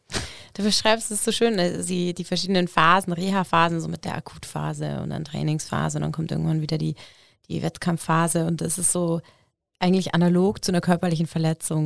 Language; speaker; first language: German; native; German